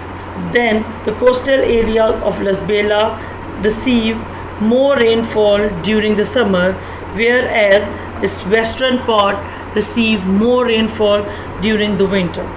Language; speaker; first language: English; non-native, local second language; Urdu